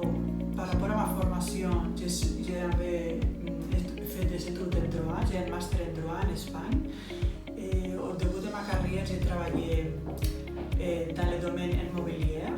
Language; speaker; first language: French; non-native, fluent; Spanish